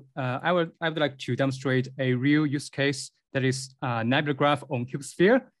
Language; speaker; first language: English; non-native, fluent; Chinese